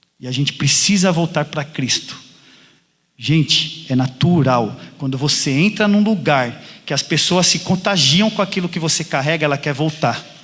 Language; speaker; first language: Portuguese; native; Portuguese